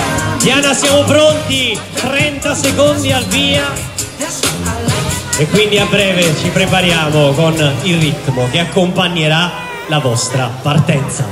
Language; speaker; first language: Italian; native; Italian